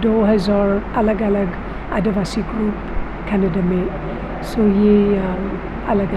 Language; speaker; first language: Hindi; non-native, learner; English